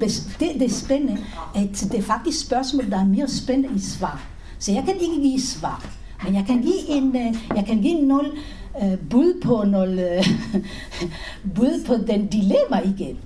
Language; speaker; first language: Danish; non-native, fluent; Hebrew